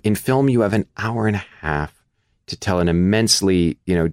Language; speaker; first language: English; native; English